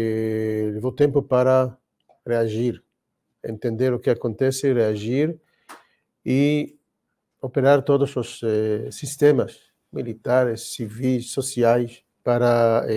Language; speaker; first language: Portuguese; non-native, fluent; Hebrew